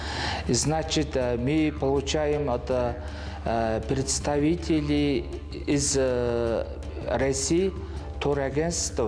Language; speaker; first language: Russian; non-native, learner; Mongolian